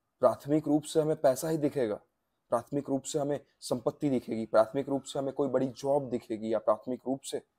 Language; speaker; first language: Hindi; non-native, local second language; Gujarati